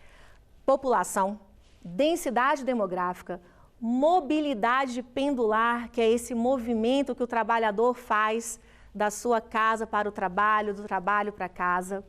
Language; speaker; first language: Portuguese; native; Portuguese